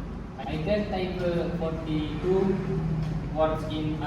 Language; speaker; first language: English; non-native, learner; Indonesian